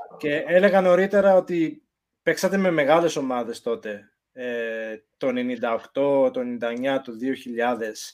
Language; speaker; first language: Greek; early bilingual, heritage; English